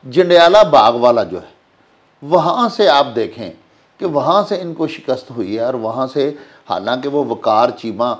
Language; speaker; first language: Urdu; non-native, local second language; Punjabi